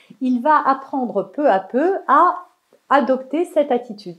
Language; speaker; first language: French; native; French